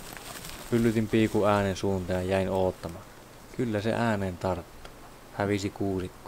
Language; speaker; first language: Finnish; native; Finnish